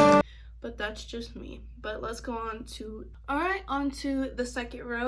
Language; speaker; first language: English; native; English